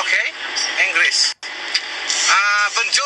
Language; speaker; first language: English; non-native, learner; Indonesian